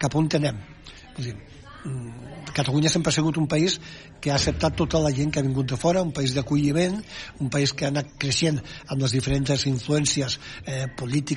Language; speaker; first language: Catalan; native; Catalan